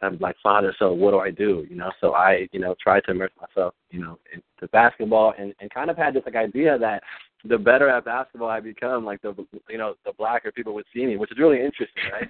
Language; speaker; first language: English; early bilingual, other home language; Spanish